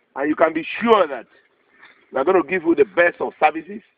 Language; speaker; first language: English; non-native, local second language; Yoruba